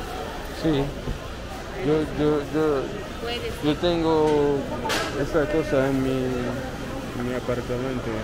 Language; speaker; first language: Spanish; non-native, learner; English